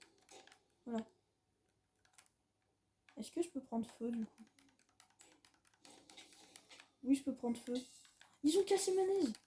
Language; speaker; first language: French; native; French